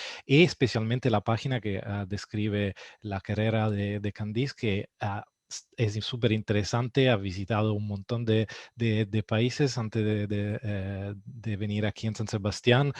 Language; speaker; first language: Spanish; non-native, fluent; Italian